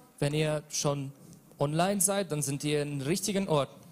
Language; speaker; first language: German; non-native, learner; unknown